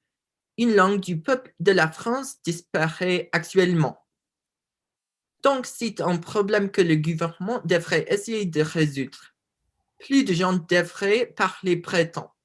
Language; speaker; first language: French; non-native, learner; English